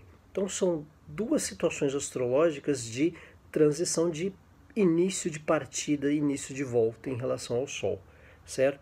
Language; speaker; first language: Portuguese; native; Portuguese